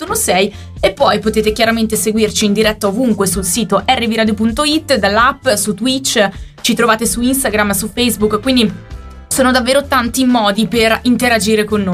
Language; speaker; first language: Italian; native; Italian